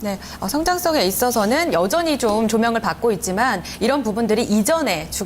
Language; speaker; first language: Korean; native; Korean